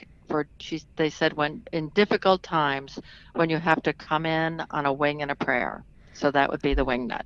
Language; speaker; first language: English; native; English